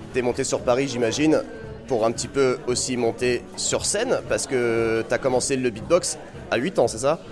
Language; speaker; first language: French; native; French